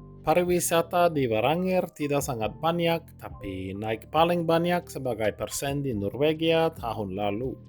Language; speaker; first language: Indonesian; non-native, fluent; Norwegian